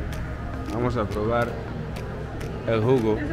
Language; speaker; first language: Spanish; non-native, learner; English